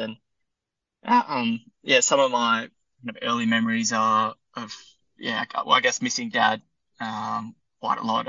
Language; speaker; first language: English; native; English